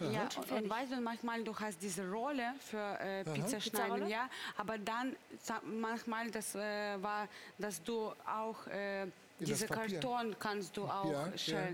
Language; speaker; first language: German; non-native, fluent; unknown